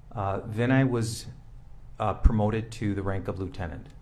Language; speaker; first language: English; native; English